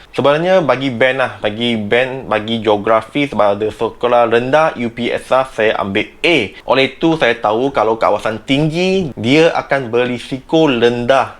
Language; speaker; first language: Malay; non-native, local second language; Chinese